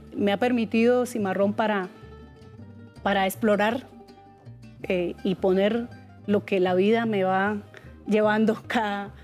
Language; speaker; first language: Spanish; native; Spanish